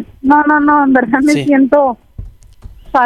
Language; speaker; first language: Spanish; native; Spanish